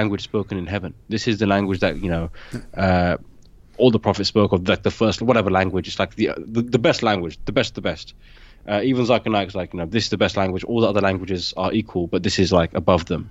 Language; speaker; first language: English; native; English